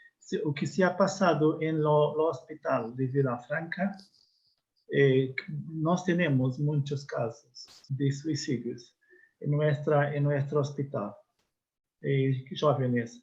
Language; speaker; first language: Spanish; non-native, learner; Portuguese